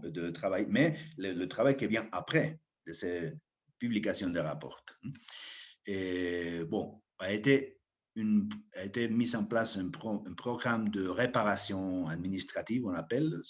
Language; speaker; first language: French; non-native, fluent; Spanish